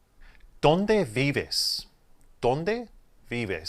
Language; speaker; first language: Spanish; non-native, fluent; English